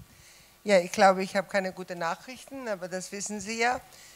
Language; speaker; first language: German; non-native, fluent; Greek